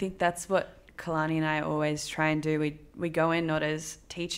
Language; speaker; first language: English; native; English